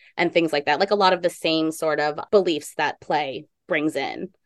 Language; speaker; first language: English; native; English